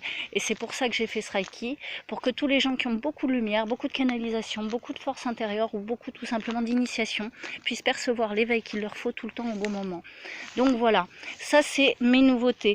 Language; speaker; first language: French; native; French